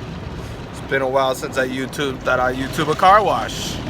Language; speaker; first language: English; native; English